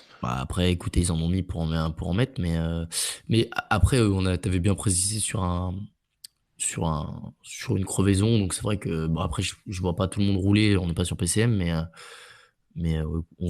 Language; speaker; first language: French; native; French